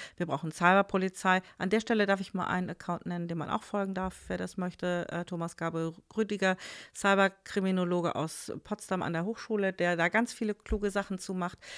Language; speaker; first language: German; native; German